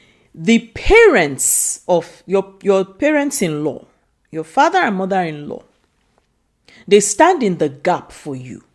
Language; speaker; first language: English; non-native, local second language; Igbo